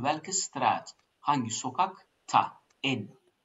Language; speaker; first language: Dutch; non-native, fluent; Turkish